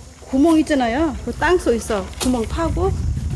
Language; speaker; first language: Korean; non-native, learner; Thai